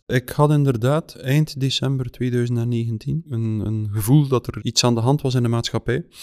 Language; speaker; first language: Dutch; native; Dutch